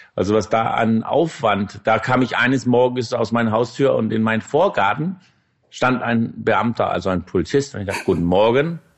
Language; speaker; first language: German; non-native, fluent; Danish